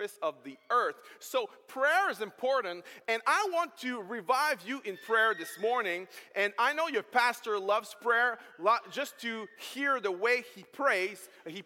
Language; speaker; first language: English; non-native, fluent; French